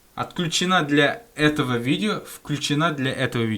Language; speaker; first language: Russian; non-native, local second language; Kazakh